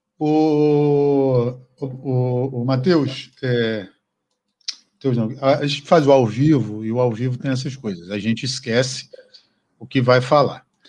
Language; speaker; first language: Portuguese; native; Portuguese